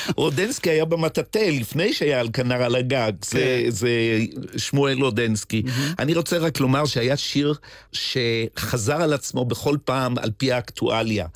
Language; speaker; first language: Hebrew; native; Hebrew